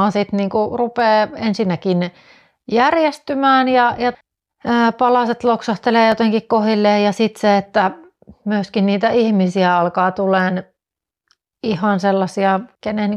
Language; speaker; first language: Finnish; native; Finnish